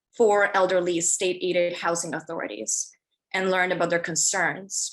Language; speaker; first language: English; early bilingual, other home language; Spanish